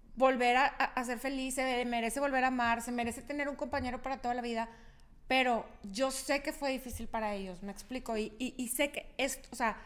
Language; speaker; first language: Spanish; native; Spanish